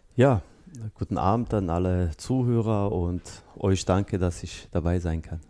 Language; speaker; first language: German; early bilingual, other home language; Bosnian